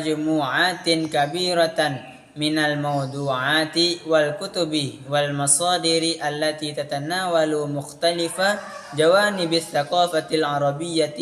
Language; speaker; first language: Arabic; non-native, learner; Indonesian